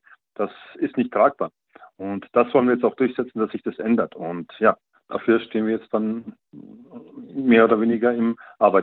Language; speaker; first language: German; native; German